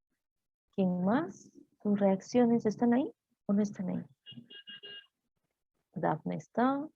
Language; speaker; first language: Spanish; native; Spanish